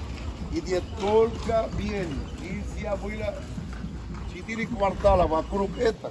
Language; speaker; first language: Russian; non-native, fluent; Spanish